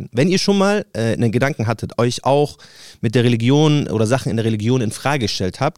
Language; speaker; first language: German; native; German